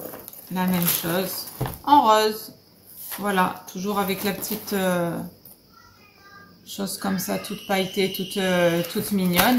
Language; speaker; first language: French; native; French